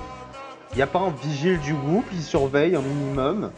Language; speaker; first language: French; native; French